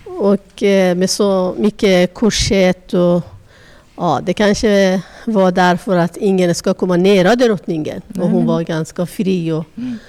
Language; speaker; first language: Swedish; non-native, learner; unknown